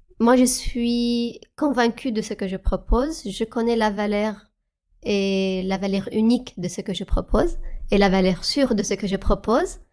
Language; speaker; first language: French; non-native, fluent; Arabic